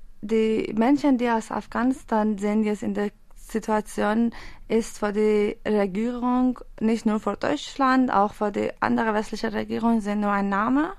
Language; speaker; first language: German; non-native, fluent; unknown